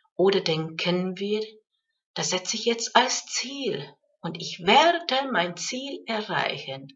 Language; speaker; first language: German; non-native, fluent; Hungarian